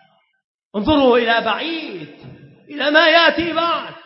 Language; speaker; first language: Arabic; native; Arabic